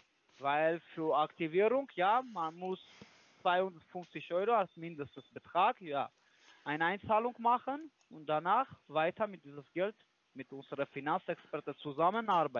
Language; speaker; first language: German; non-native, learner; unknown